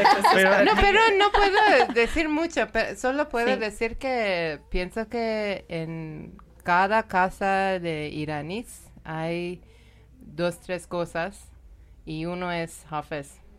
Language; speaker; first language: Spanish; non-native, learner; Persian